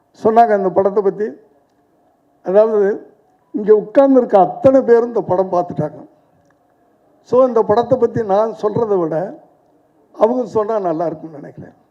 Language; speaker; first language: Tamil; native; Tamil